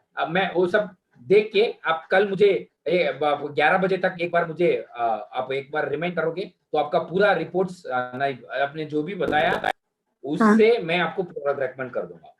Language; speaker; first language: Hindi; non-native, local second language; Kannada